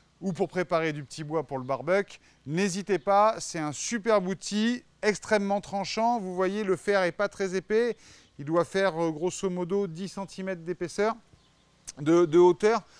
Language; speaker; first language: French; native; French